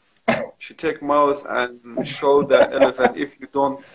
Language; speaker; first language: English; non-native, learner; Kurdish